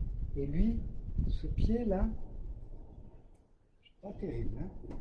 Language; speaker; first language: French; native; French